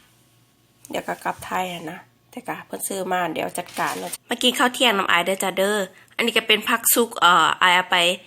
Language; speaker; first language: Thai; native; Thai